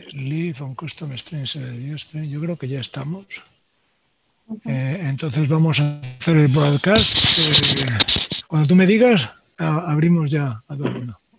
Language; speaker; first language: Spanish; native; Spanish